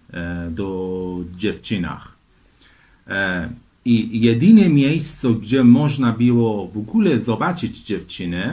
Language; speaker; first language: Polish; non-native, fluent; Persian